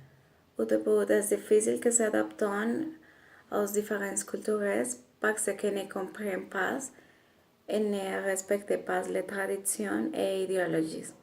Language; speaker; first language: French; non-native, learner; Spanish